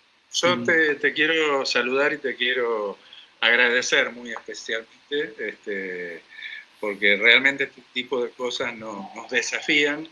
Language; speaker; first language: Spanish; native; Spanish